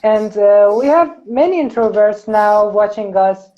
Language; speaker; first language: English; non-native, fluent; Persian